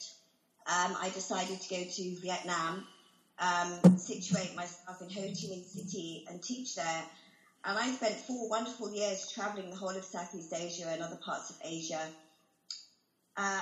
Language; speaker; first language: English; native; English